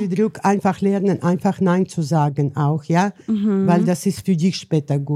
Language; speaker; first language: German; non-native, learner; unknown